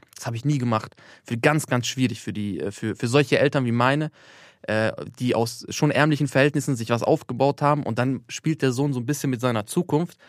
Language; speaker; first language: German; early bilingual, other home language; Albanian